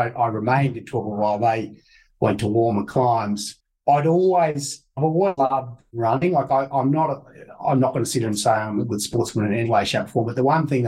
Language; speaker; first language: English; native; English